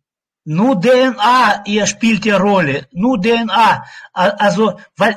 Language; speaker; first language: German; non-native, learner; Russian